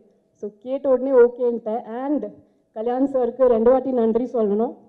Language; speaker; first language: Tamil; non-native, fluent; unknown